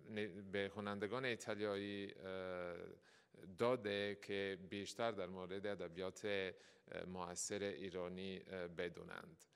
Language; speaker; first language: Persian; non-native, fluent; Italian